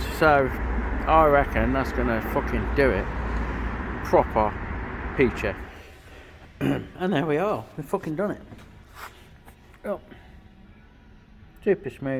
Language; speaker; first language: English; native; English